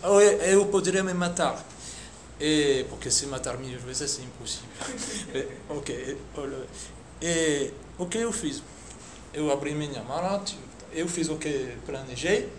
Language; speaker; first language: Portuguese; non-native, fluent; French